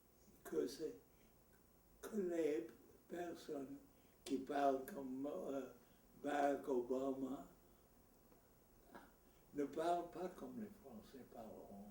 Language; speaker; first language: French; non-native, fluent; English